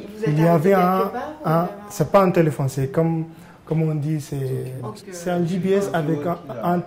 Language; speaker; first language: French; non-native, learner; Arabic